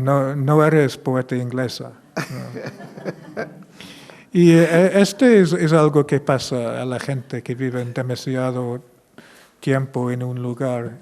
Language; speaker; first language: Spanish; non-native, fluent; English